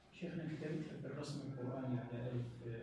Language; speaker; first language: Arabic; native; Arabic